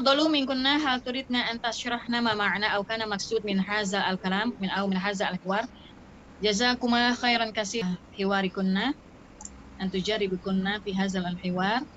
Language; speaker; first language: Arabic; non-native, learner; Indonesian